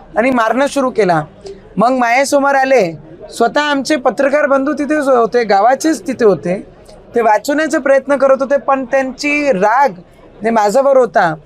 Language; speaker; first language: Marathi; non-native, local second language; Punjabi